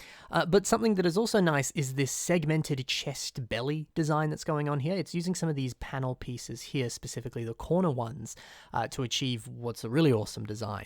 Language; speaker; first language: English; native; English